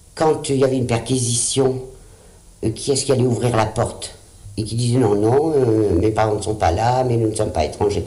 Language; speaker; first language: French; early bilingual, other home language; Spanish